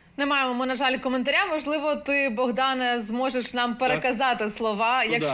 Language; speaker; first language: Ukrainian; native; Ukrainian